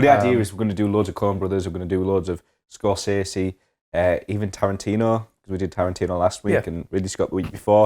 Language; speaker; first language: English; native; English